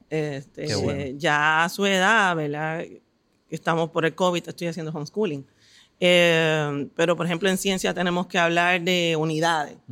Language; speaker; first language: Spanish; native; Spanish